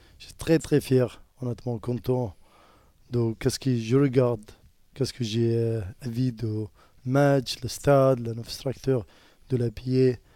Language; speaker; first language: French; non-native, learner; Arabic